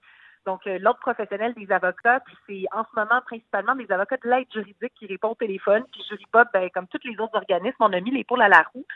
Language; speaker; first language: French; native; French